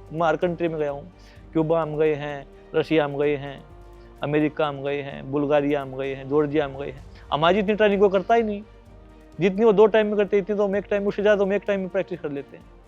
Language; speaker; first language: Hindi; native; Hindi